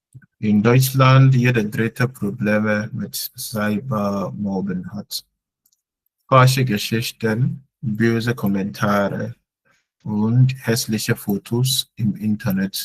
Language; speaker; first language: German; non-native, fluent; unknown